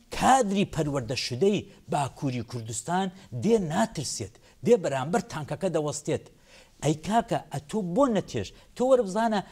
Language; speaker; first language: Central Kurdish; native; Central Kurdish